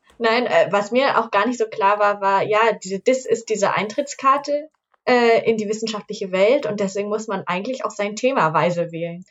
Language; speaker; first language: German; native; German